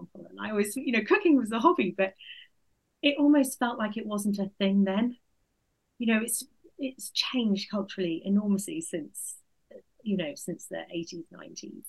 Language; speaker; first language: English; native; English